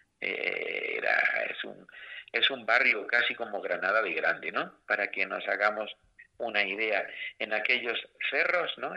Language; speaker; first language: Spanish; native; Spanish